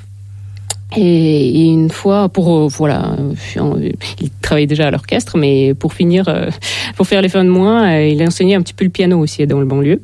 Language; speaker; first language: French; non-native, fluent; Russian